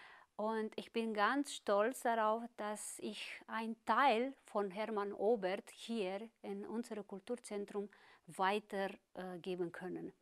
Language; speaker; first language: German; non-native, fluent; Romanian